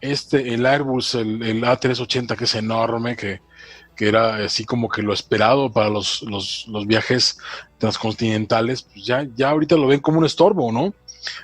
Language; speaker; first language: Spanish; native; Spanish